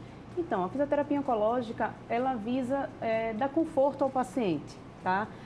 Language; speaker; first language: Portuguese; native; Portuguese